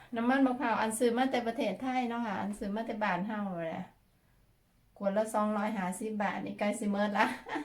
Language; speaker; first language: Thai; native; Thai